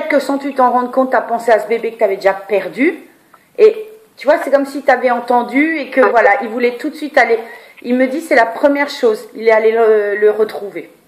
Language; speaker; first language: French; native; French